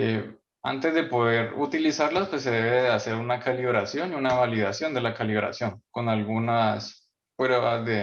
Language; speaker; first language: Spanish; native; Spanish